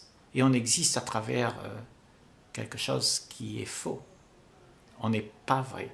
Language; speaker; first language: French; native; French